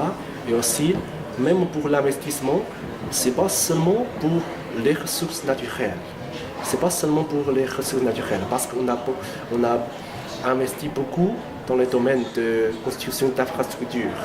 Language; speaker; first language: French; non-native, fluent; Chinese